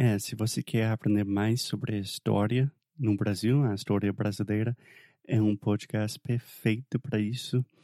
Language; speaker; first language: Portuguese; non-native, fluent; English